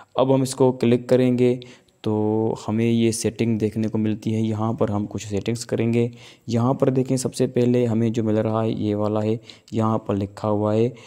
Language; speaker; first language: Urdu; non-native, local second language; Sindhi